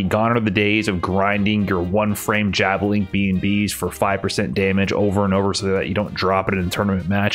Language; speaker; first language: English; native; English